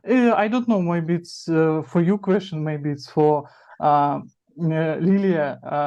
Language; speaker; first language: English; non-native, learner; Russian